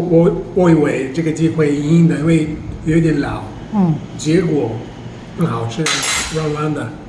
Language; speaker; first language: Chinese; non-native, fluent; Italian